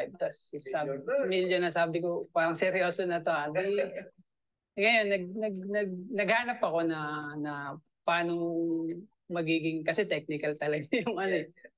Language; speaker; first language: Filipino; native; Filipino